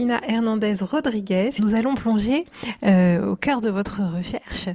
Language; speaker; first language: French; native; French